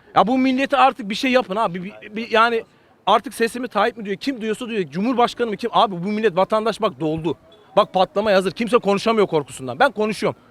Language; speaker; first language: Turkish; native; Turkish